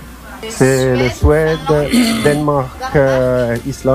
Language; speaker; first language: French; non-native, learner; Finnish